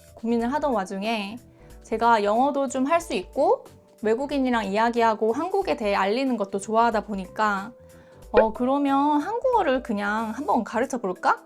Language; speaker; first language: Korean; native; Korean